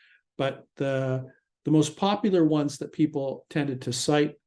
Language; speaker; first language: English; native; English